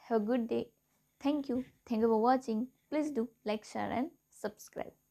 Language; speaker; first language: English; non-native, local second language; Gujarati